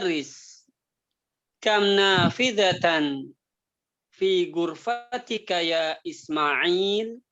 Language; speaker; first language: Arabic; non-native, fluent; Indonesian